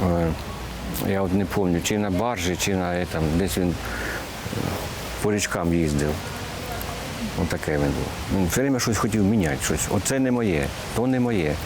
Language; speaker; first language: Ukrainian; non-native, local second language; Russian